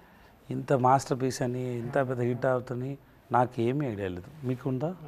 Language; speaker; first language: Telugu; non-native, learner; Tamil